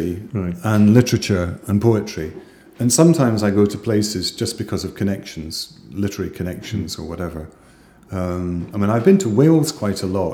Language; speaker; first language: English; native; English